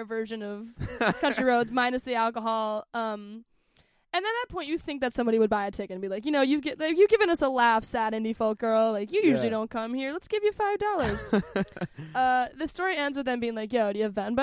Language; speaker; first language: English; native; English